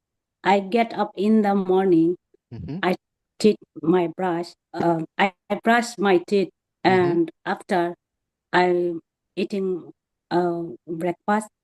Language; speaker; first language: English; non-native, learner; Bangla